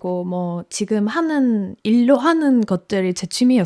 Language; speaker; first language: Korean; non-native, fluent; Polish